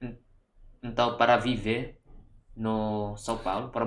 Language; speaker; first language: Portuguese; non-native, fluent; Indonesian